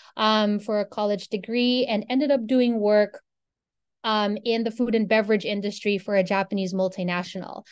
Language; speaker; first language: English; non-native, local second language; Filipino